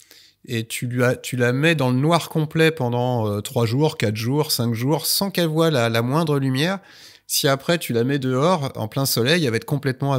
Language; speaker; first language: French; native; French